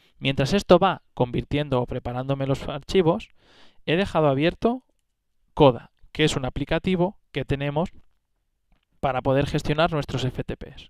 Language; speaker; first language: Spanish; native; Spanish